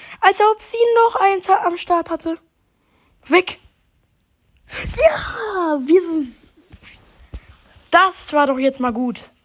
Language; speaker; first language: German; native; German